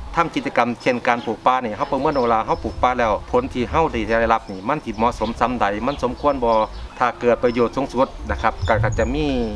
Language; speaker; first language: Thai; native; Thai